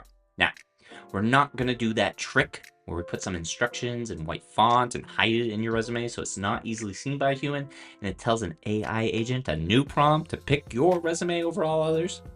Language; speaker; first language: English; native; English